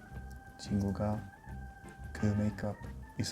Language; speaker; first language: Korean; non-native, learner; German